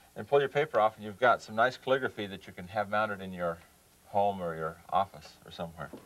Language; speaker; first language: English; native; English